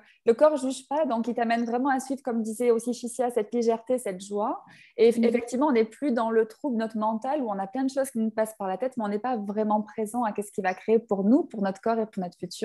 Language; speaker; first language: French; native; French